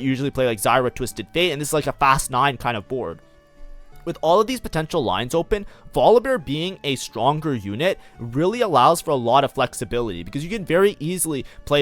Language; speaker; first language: English; native; English